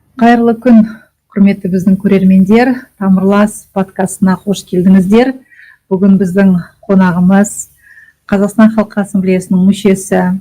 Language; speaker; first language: Kazakh; native; Kazakh